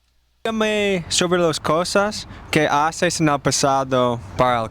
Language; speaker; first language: Spanish; non-native, learner; English